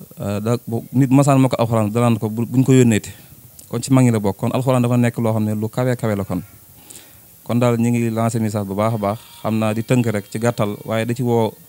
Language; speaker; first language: Wolof; native; Wolof